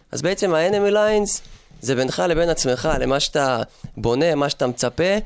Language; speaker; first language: Hebrew; early bilingual, other home language; Russian